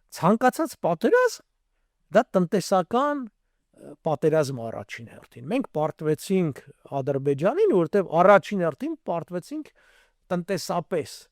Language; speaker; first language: Armenian; native; Armenian